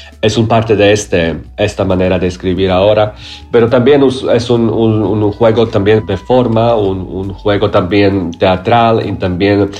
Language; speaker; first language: Spanish; non-native, learner; Croatian